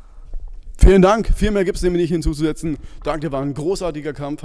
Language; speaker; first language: German; native; German